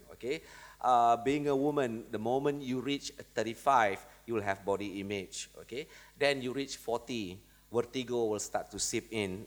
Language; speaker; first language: English; non-native, local second language; Malay